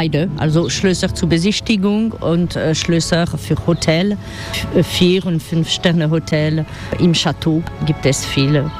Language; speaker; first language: German; non-native, learner; French